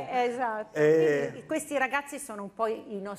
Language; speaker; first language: Italian; native; Italian